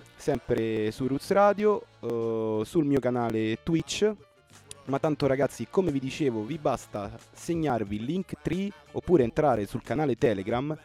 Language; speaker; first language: Italian; native; Italian